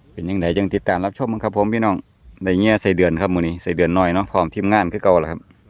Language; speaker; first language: Thai; native; Thai